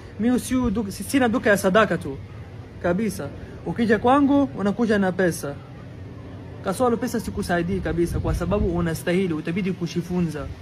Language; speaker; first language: Swahili; native; Swahili